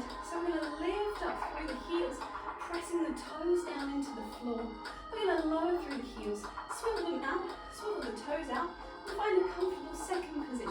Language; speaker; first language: English; native; English